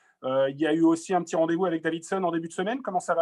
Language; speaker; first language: French; native; French